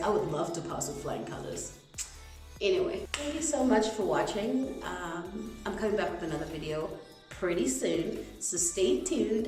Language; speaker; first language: English; non-native, local second language; Zulu